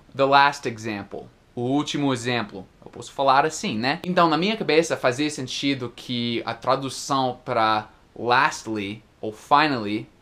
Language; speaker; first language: Portuguese; non-native, fluent; English